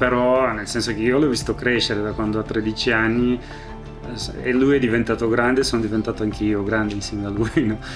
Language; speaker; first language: Italian; non-native, fluent; Romanian